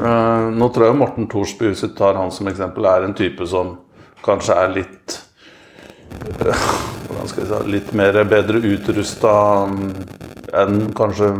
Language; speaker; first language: Norwegian; native; Norwegian